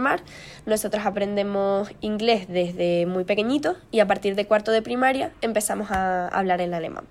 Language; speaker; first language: Spanish; native; Spanish